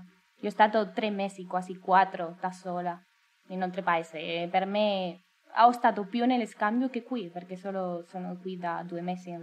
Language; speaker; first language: Italian; non-native, learner; Spanish